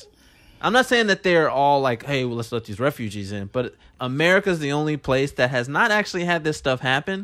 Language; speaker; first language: English; native; English